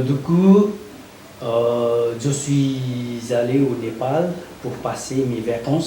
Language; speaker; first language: French; non-native, learner; Nepali